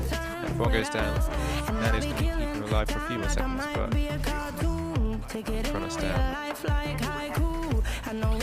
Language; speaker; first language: English; native; English